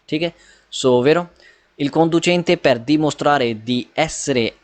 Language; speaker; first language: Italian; non-native, fluent; Punjabi